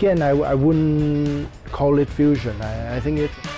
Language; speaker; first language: English; non-native, local second language; Cantonese